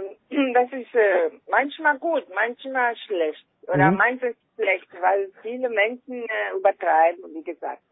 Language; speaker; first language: German; non-native, fluent; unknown